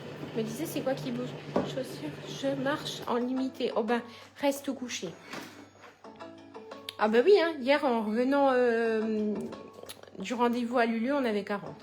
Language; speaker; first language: French; native; French